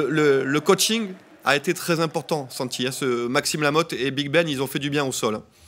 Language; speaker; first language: French; native; French